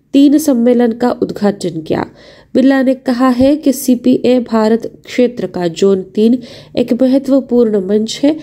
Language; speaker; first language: Hindi; non-native, local second language; Marathi